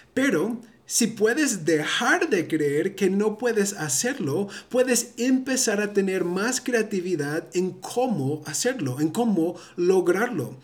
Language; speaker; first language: Spanish; early bilingual, heritage; Spanish